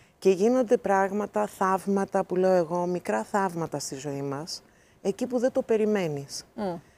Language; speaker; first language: Greek; early bilingual, heritage; Greek